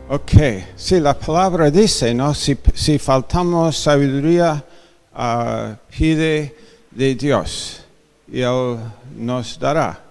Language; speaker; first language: Spanish; non-native, fluent; English